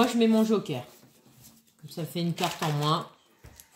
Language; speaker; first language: French; native; French